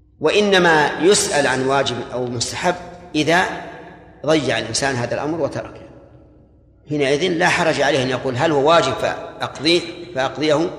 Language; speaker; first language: Arabic; native; Arabic